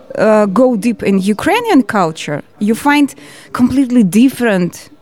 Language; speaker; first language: English; non-native, learner; Georgian